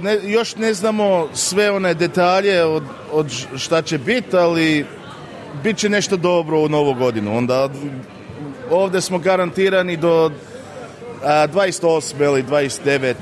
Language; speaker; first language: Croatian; early bilingual, heritage; Croatian